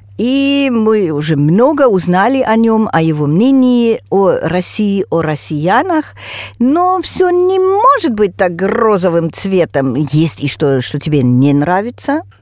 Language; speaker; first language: Russian; non-native, fluent; German